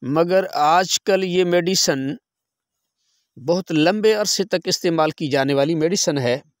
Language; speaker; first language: Urdu; non-native, local second language; Sindhi